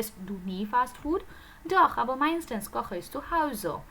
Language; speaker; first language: German; non-native, fluent; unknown